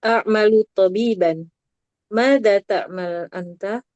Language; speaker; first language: Arabic; non-native, learner; Indonesian